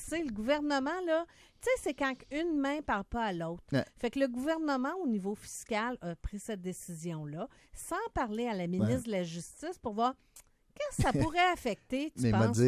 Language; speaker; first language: French; native; French